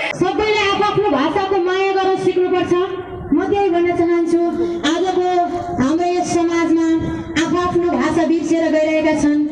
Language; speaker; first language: Nepali; native; Nepali